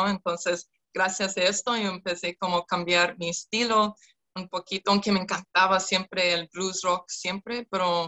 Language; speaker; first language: Spanish; non-native, fluent; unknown